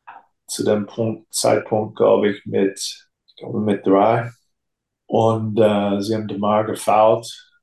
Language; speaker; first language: German; non-native, fluent; English